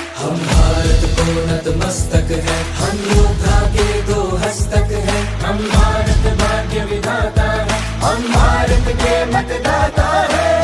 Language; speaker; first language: Hindi; non-native, local second language; Telugu